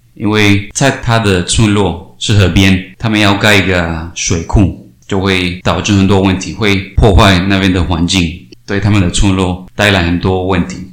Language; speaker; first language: Chinese; non-native, fluent; Spanish